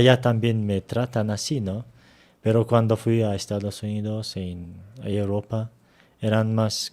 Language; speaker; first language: Spanish; non-native, learner; Turkish